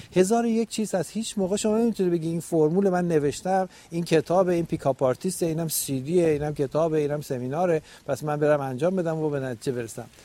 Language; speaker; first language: Persian; native; Persian